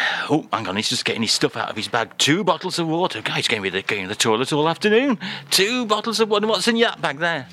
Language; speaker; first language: English; native; English